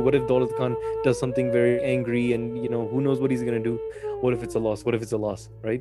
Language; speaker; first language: English; early bilingual, other home language; Punjabi